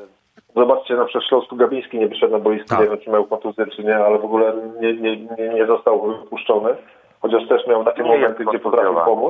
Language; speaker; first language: Polish; native; Polish